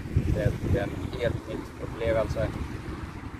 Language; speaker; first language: Swedish; early bilingual, other home language; Persian